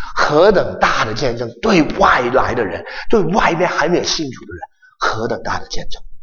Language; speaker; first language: Chinese; non-native, local second language; Cantonese